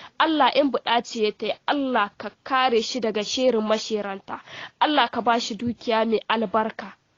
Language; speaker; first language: Hausa; native; Hausa